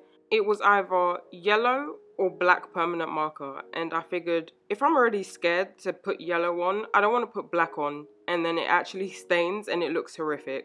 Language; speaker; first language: English; native; English